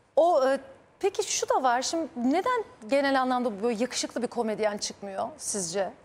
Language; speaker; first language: Turkish; native; Turkish